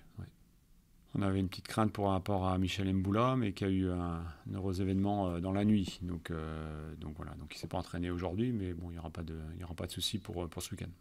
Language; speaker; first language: French; native; French